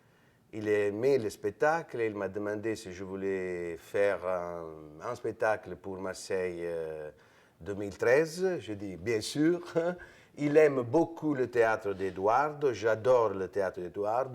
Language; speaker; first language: French; non-native, fluent; Italian